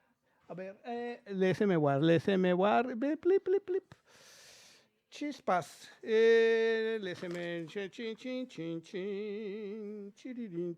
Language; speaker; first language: French; non-native, learner; Spanish